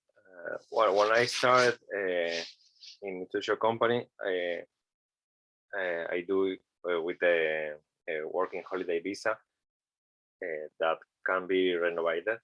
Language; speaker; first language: English; non-native, learner; Spanish